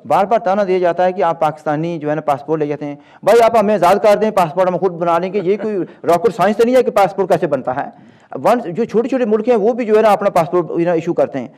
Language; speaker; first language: Urdu; non-native, local second language; Punjabi